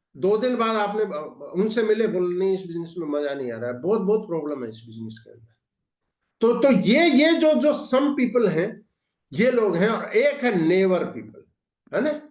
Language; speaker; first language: Hindi; native; Hindi